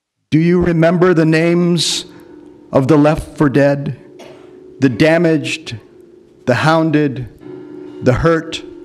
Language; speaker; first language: English; early bilingual, other home language; Spanish